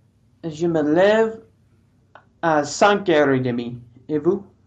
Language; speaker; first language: French; non-native, learner; English